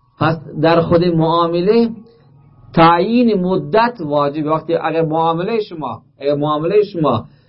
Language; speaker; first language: Persian; native; Persian